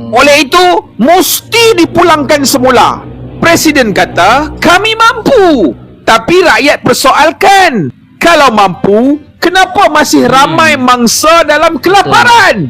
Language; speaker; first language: Malay; native; Malay